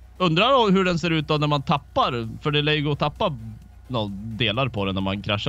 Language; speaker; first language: Swedish; native; Swedish